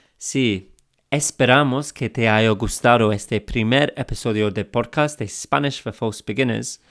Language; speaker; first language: Spanish; non-native, fluent; English